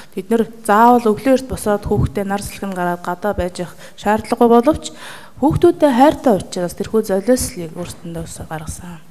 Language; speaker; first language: Mongolian; native; Mongolian